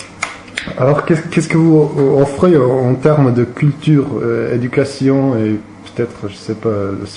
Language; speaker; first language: French; non-native, learner; Slovenian